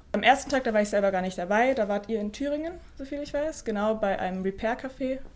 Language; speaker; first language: German; native; German